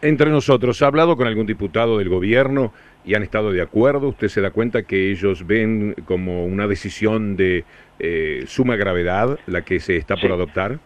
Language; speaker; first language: Spanish; native; Spanish